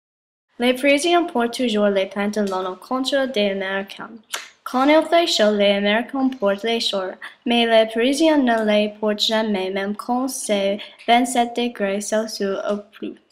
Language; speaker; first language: French; non-native, learner; English